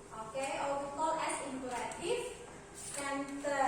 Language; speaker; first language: English; non-native, fluent; Indonesian